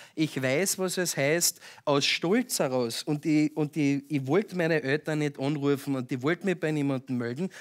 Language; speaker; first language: German; native; German